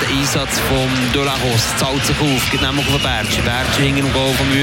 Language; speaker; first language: German; native; German